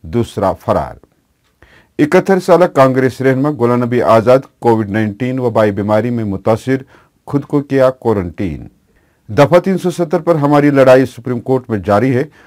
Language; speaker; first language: Urdu; non-native, local second language; Kashmiri